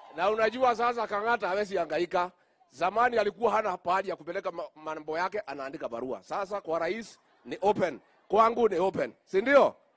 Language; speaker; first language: Swahili; non-native, local second language; Kikuyu